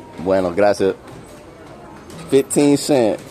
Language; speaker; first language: Spanish; non-native, learner; English